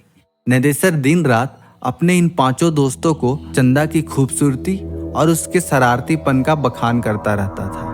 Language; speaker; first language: Hindi; native; Hindi